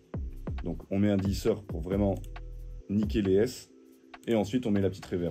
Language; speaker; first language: French; native; French